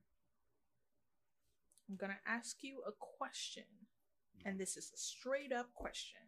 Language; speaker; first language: English; non-native, local second language; Yoruba